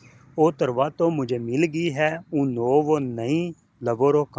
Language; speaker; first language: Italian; non-native, fluent; Punjabi